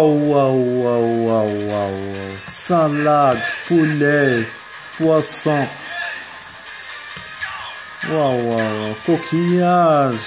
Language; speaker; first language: French; non-native, fluent; Arabic